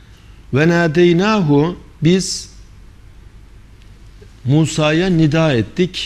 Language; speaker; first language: Turkish; native; Turkish